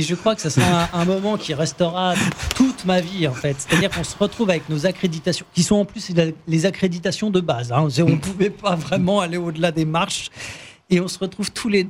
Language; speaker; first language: French; native; French